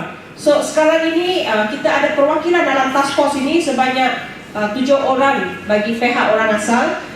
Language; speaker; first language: Malay; native; Malay